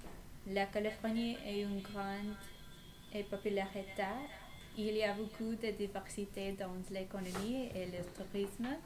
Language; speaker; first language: French; non-native, learner; English